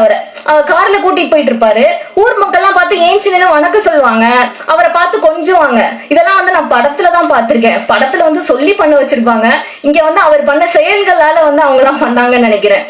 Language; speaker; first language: Tamil; native; Tamil